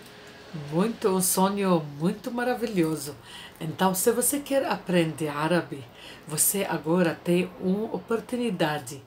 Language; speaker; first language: Portuguese; non-native, fluent; Arabic